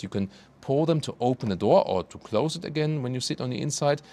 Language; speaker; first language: English; non-native, fluent; German